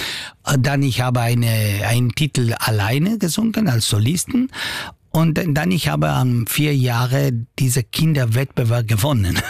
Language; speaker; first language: German; non-native, local second language; Italian